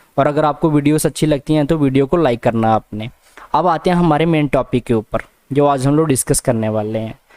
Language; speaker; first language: Hindi; non-native, local second language; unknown